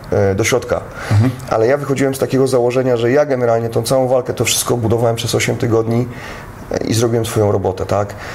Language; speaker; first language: Polish; native; Polish